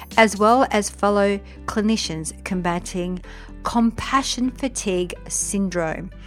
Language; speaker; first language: English; early bilingual, other home language; French